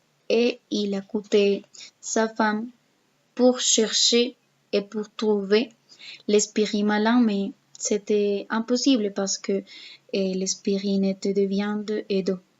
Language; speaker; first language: French; non-native, learner; Spanish